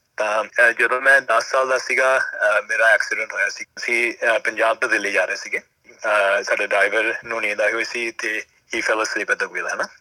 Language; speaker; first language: Punjabi; early bilingual, heritage; Punjabi